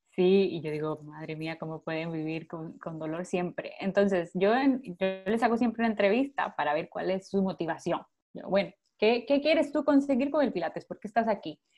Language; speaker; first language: Spanish; native; Spanish